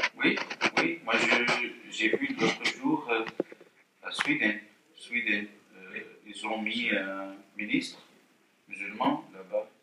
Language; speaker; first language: French; non-native, fluent; Arabic